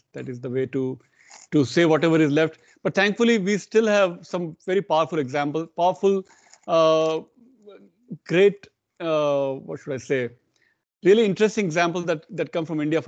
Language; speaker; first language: English; non-native, local second language; Hindi